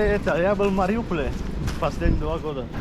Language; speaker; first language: Russian; non-native, local second language; Tajik